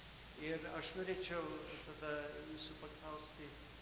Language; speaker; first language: Lithuanian; early bilingual, heritage; Lithuanian